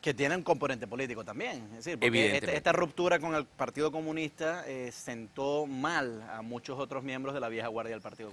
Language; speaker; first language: Spanish; native; Spanish